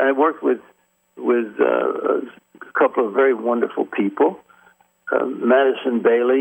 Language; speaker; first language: English; native; English